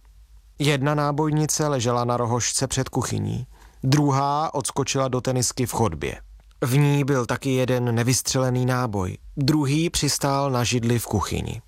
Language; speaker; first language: Czech; native; Czech